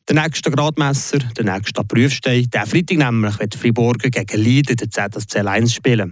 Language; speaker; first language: German; native; German